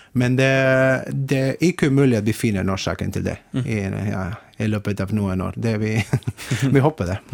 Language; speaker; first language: Norwegian; non-native, fluent; Spanish